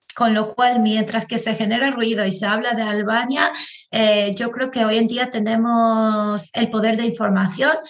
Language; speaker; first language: Spanish; non-native, fluent; Albanian